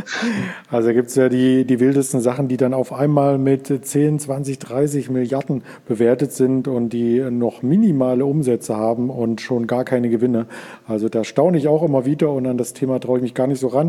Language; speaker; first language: German; native; German